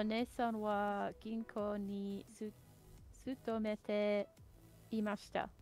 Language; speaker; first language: Japanese; non-native, learner; English